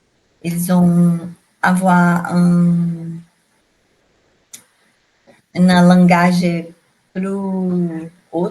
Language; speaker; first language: French; non-native, learner; Portuguese